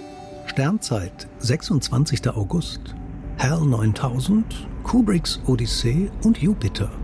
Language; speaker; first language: German; native; German